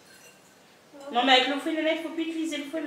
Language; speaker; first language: French; native; French